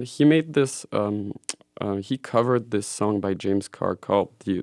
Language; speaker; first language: English; non-native, fluent; French